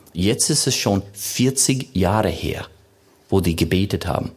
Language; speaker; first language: German; non-native, fluent; English